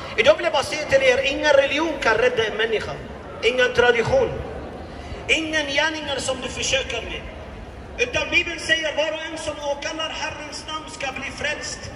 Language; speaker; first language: Swedish; non-native, fluent; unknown